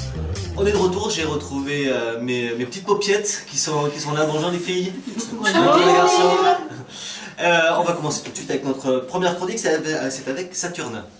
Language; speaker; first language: French; native; French